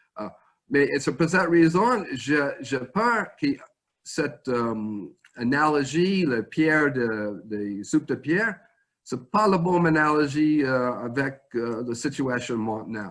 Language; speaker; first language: French; non-native, fluent; English